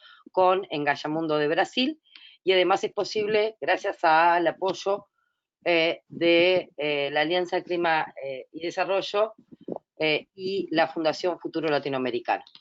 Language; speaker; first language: Spanish; native; Spanish